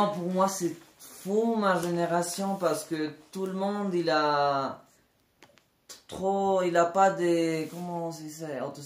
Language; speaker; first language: French; non-native, learner; Spanish